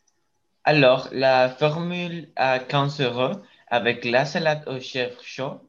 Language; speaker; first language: French; non-native, learner; Spanish